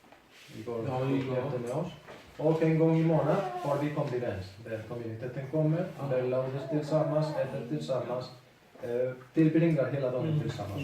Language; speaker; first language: Swedish; non-native, fluent; Spanish